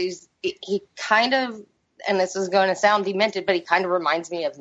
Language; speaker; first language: English; native; English